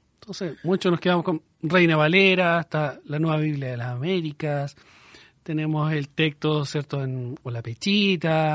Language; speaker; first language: Spanish; native; Spanish